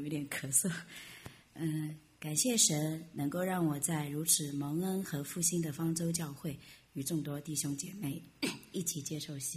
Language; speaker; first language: Chinese; native; Chinese